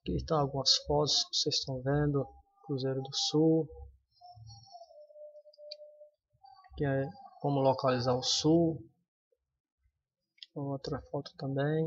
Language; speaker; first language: Portuguese; native; Portuguese